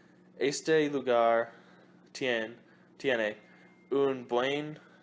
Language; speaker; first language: Spanish; non-native, learner; English